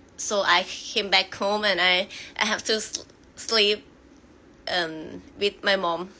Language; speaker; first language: English; non-native, learner; Thai